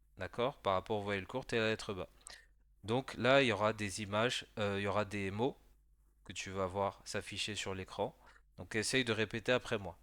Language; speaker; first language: French; native; French